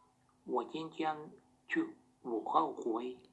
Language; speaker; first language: Chinese; non-native, learner; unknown